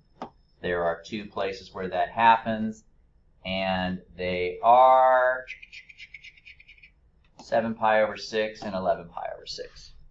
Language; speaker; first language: English; native; English